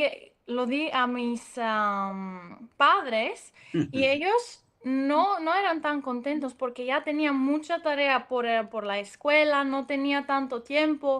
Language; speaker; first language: Spanish; non-native, fluent; Greek